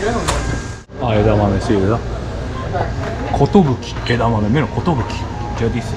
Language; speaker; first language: Spanish; non-native, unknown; Japanese